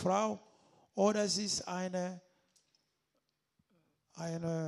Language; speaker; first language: German; non-native, learner; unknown